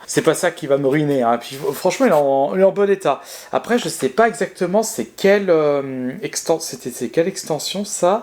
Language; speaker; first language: French; native; French